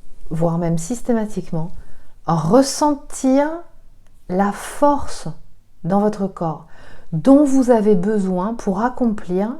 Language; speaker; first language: French; native; French